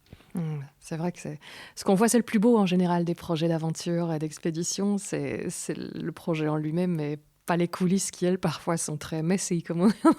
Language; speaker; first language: French; native; French